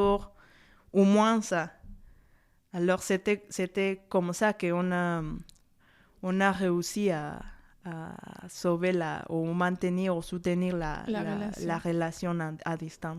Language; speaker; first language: French; non-native, fluent; Spanish